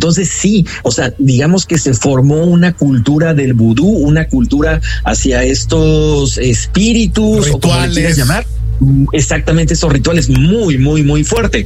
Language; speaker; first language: Spanish; native; Spanish